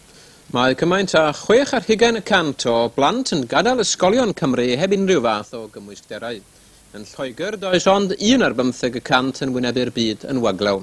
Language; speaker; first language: Welsh; native; Welsh